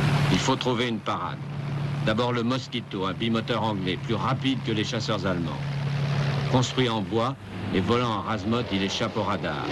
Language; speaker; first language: French; native; French